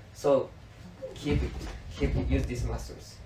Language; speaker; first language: English; non-native, learner; Japanese